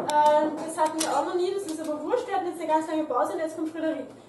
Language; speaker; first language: German; native; German